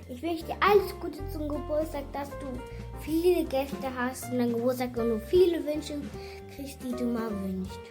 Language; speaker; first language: German; early bilingual, other home language; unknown